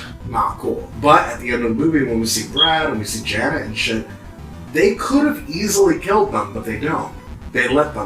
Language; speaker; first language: English; native; English